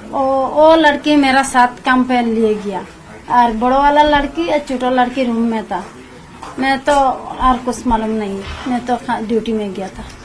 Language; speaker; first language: Hindi; non-native, local second language; Bangla